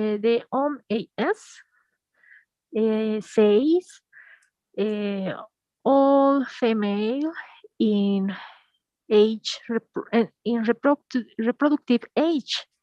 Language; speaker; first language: English; non-native, learner; Spanish